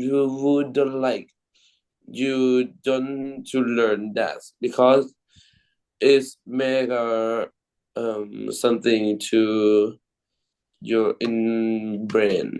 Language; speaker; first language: English; non-native, learner; Thai